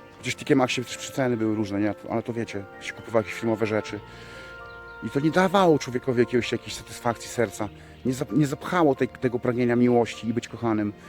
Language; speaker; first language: Polish; native; Polish